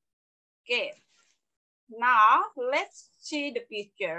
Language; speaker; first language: English; non-native, learner; Indonesian